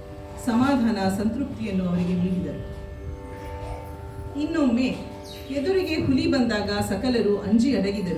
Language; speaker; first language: Kannada; native; Kannada